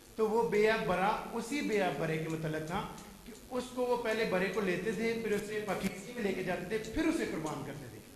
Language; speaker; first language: Urdu; early bilingual, heritage; Urdu